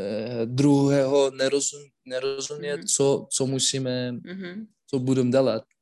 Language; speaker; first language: Czech; non-native, learner; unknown